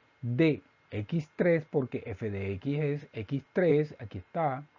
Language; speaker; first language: Spanish; native; Spanish